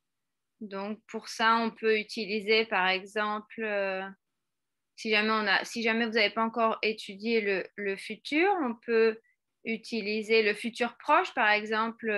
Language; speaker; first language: French; non-native, fluent; Spanish